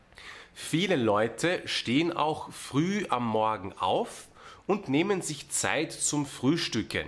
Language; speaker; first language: German; non-native, fluent; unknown